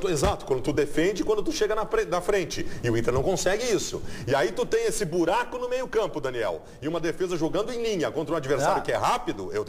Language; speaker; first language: Portuguese; native; Portuguese